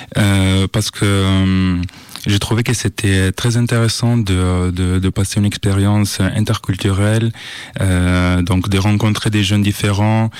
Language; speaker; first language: French; non-native, fluent; Italian